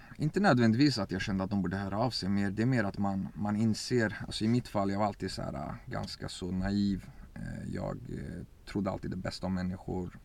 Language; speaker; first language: Swedish; early bilingual, other home language; Kurdish